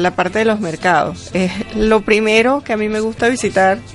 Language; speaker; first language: Spanish; native; Spanish